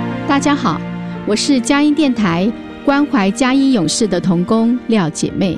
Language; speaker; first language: Chinese; native; Chinese